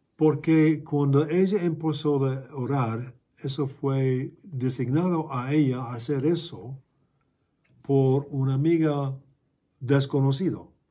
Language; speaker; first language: Spanish; non-native, fluent; English